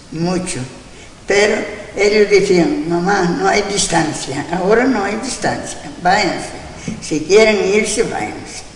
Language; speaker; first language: Spanish; non-native, local second language; Galician